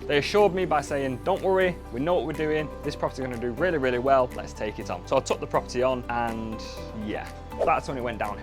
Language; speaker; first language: English; native; English